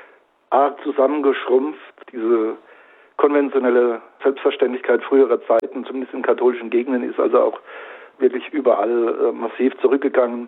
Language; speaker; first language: German; native; German